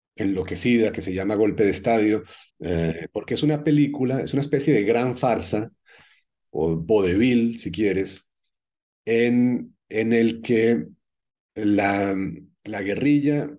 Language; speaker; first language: Spanish; native; Spanish